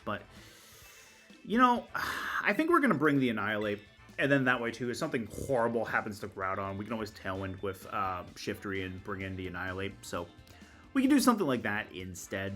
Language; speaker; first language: English; native; English